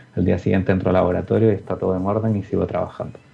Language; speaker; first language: Spanish; native; Spanish